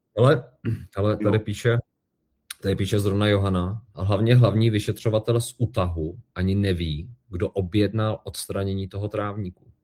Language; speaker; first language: Czech; native; Czech